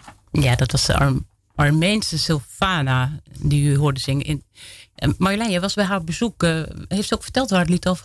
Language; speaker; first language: Dutch; native; Dutch